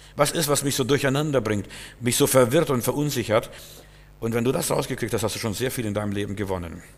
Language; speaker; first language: German; non-native, fluent; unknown